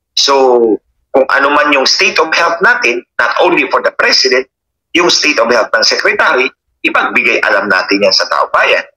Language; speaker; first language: Filipino; non-native, local second language; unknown